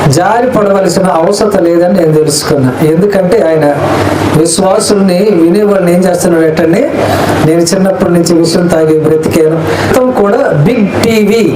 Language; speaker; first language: Telugu; non-native, local second language; Koya